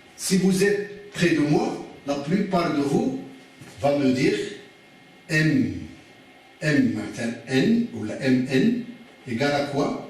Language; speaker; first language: French; non-native, local second language; Arabic